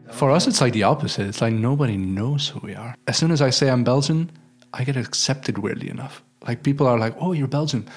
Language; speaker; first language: English; non-native, fluent; Dutch